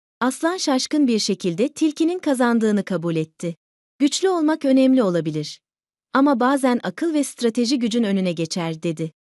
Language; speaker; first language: Turkish; native; Turkish